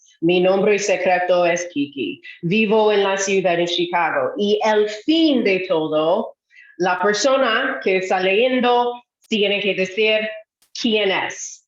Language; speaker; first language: Spanish; non-native, fluent; English